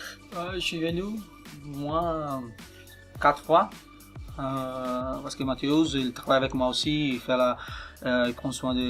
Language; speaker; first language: French; non-native, fluent; Portuguese